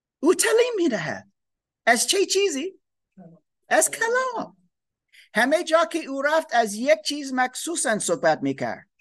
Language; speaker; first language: Persian; non-native, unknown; German